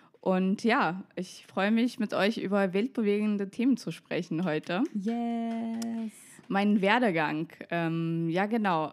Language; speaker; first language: German; non-native, fluent; Russian